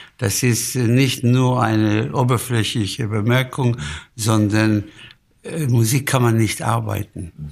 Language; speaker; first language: German; non-native, fluent; Spanish